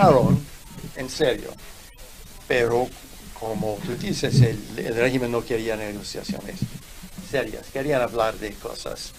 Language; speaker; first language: Spanish; non-native, fluent; English